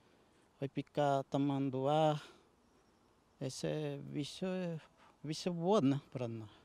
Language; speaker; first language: Portuguese; non-native, local second language; Guarani